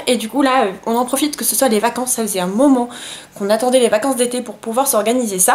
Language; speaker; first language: French; native; French